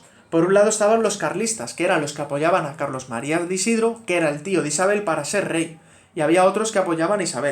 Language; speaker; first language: Spanish; native; Spanish